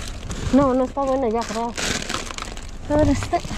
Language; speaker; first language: Spanish; non-native, learner; Filipino